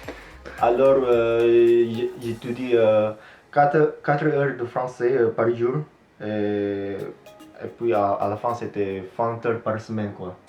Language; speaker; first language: French; non-native, fluent; Indonesian